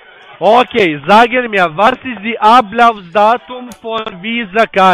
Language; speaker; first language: German; non-native, learner; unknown